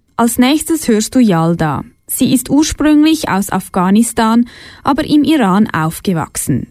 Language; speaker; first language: German; native; German